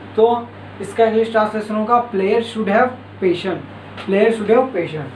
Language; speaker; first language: Hindi; native; Hindi